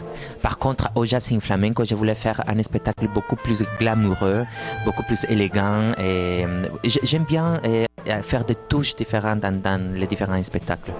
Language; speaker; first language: French; non-native, fluent; Spanish